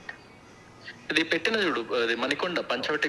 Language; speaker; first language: Telugu; native; Telugu